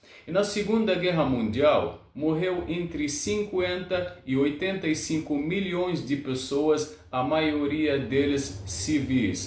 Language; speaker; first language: Portuguese; non-native, learner; Arabic